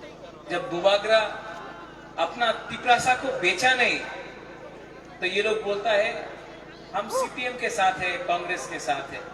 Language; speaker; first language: Hindi; non-native, local second language; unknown